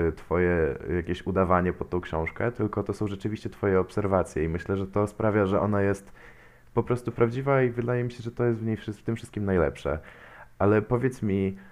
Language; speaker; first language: Polish; native; Polish